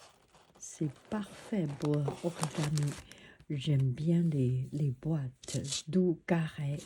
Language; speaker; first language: French; non-native, learner; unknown